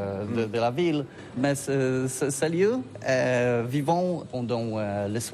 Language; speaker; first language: French; non-native, learner; Polish